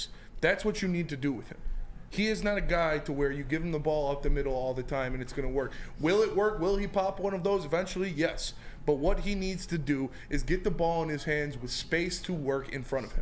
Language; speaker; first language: English; native; English